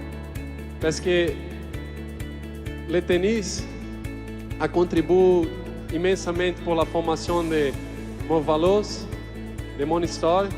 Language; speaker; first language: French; non-native, learner; Portuguese